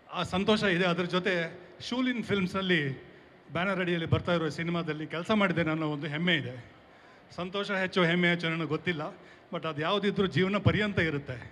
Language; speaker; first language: Kannada; non-native, local second language; Tulu